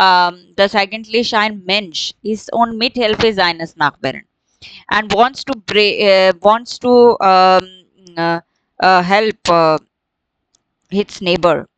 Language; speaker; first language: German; non-native, fluent; Hindi